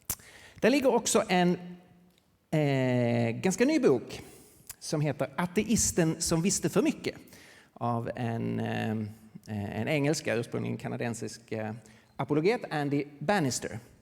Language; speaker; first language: Swedish; native; Swedish